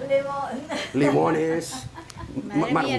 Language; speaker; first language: Spanish; native; Spanish